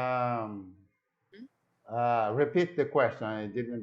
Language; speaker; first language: English; non-native, learner; Portuguese